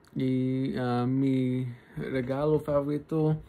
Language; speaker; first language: Spanish; early bilingual, heritage; Spanish